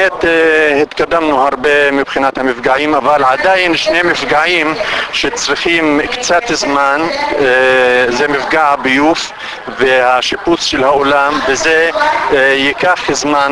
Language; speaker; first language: Hebrew; non-native, local second language; Arabic